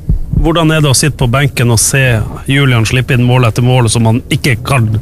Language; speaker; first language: Norwegian; native; Norwegian